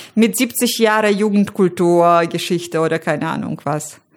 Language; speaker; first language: German; non-native, fluent; Russian